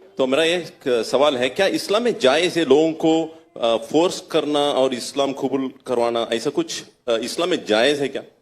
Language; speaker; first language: Hindi; non-native, local second language; Tamil